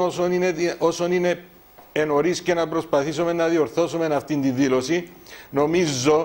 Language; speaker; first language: Greek; native; Greek